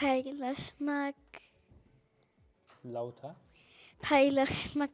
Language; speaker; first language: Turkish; early bilingual, other home language; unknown